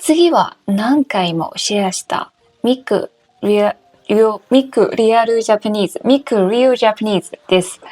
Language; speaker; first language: Japanese; non-native, fluent; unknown